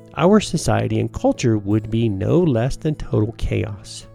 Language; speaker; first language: English; native; English